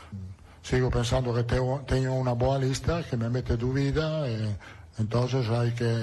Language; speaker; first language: Portuguese; non-native, learner; Italian